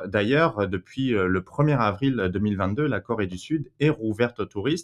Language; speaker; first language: French; native; French